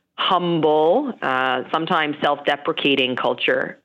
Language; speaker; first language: English; native; English